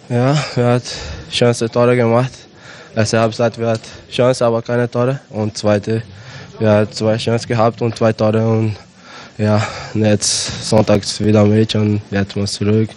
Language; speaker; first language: German; non-native, learner; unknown